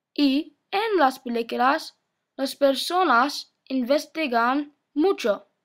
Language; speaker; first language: Spanish; non-native, learner; English